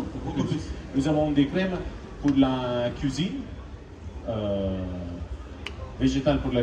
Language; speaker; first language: French; non-native, learner; Italian